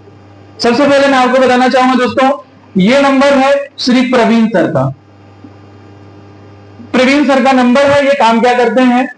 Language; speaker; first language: Hindi; native; Hindi